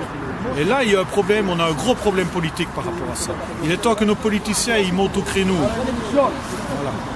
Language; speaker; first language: French; native; French